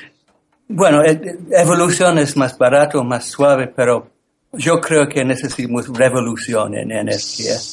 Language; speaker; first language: Spanish; non-native, learner; English